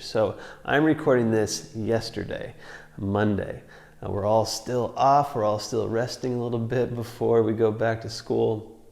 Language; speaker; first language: English; native; English